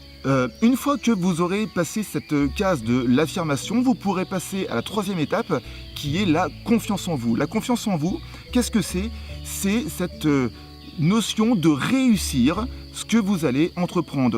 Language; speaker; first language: French; native; French